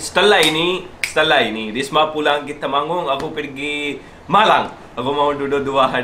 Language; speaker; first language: Indonesian; non-native, learner; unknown